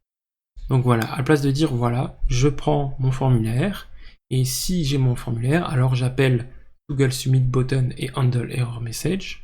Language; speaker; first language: French; native; French